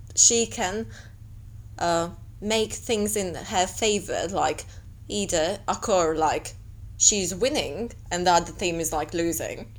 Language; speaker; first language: English; non-native, fluent; Latvian